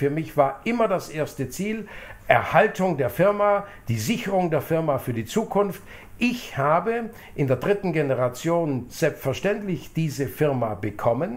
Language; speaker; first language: German; native; German